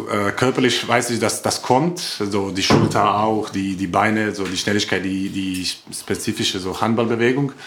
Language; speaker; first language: German; non-native, learner; Croatian